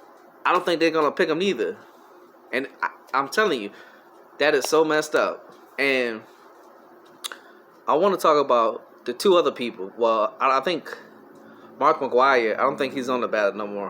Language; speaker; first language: English; native; English